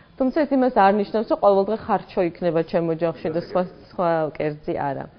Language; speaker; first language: Georgian; native; Georgian